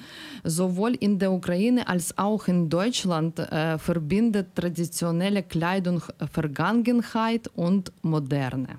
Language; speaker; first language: German; non-native, learner; Ukrainian